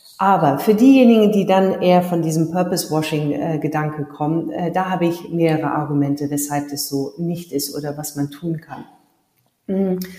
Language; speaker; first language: German; early bilingual, heritage; German